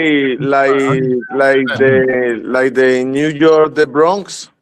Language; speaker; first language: English; non-native, learner; Spanish